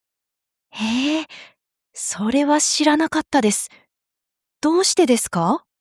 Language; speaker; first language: Japanese; non-native, fluent; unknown